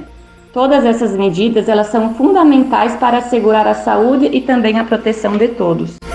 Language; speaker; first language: Portuguese; native; Portuguese